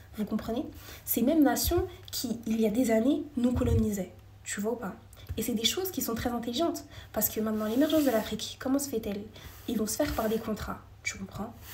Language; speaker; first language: French; early bilingual, other home language; Wolof